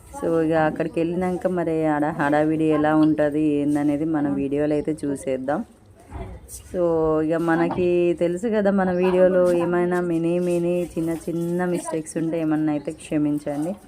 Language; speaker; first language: Telugu; native; Telugu